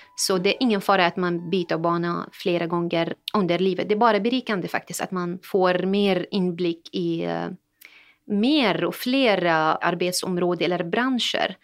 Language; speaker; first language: Swedish; non-native, fluent; Arabic